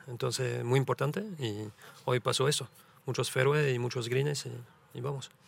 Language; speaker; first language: Spanish; early bilingual, heritage; French